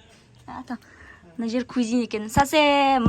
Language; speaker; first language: French; non-native, learner; Kazakh